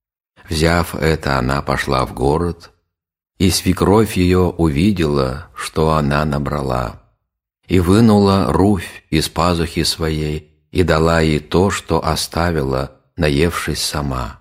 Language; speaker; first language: Russian; native; Russian